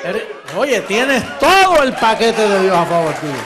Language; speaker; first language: Spanish; native; Spanish